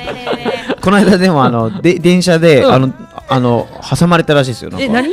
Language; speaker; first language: Japanese; native; Japanese